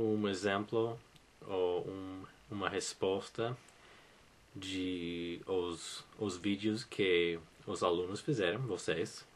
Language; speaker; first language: Portuguese; non-native, fluent; English